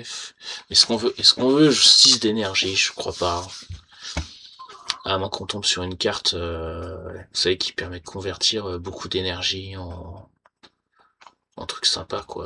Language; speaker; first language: French; native; French